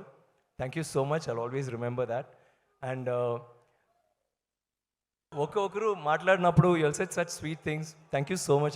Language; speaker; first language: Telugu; non-native, learner; Tamil